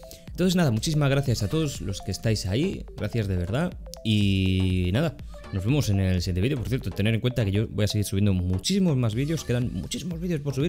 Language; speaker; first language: Spanish; native; Spanish